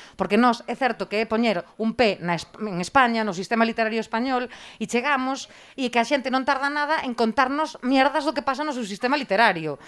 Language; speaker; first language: Galician; native; Galician